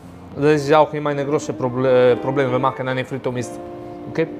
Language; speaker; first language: German; non-native, learner; Italian